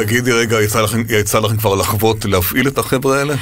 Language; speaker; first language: Hebrew; native; Hebrew